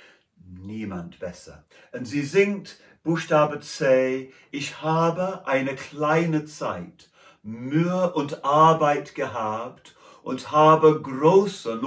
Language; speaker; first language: German; non-native, learner; English